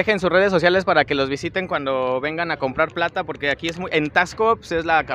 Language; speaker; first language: Spanish; native; Spanish